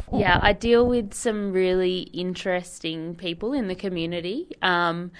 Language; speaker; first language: English; native; English